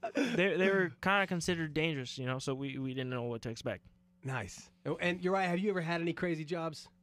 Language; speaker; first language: English; native; English